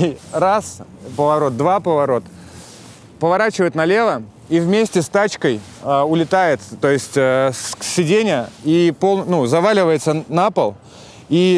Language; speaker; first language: Russian; native; Russian